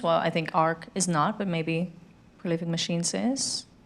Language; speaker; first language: English; non-native, fluent; Dutch